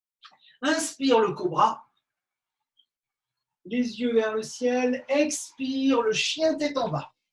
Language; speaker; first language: French; native; French